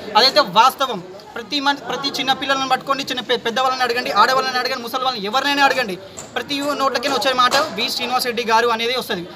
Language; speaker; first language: Telugu; native; Telugu